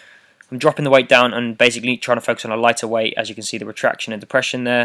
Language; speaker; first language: English; native; English